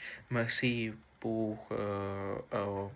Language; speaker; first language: French; non-native, learner; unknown